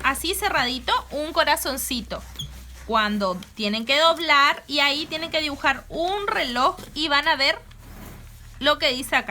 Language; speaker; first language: Spanish; native; Spanish